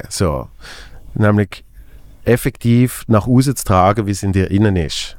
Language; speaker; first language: German; native; German